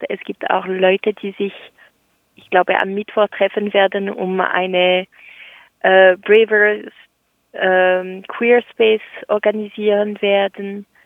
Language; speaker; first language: German; non-native, local second language; French